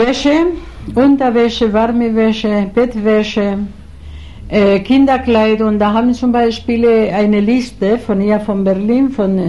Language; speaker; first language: German; non-native, fluent; Spanish